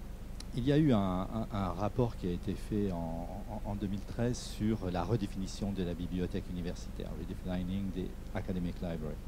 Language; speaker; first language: French; native; French